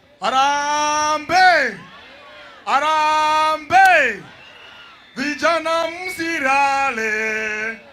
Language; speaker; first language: Swahili; non-native, local second language; Kikuyu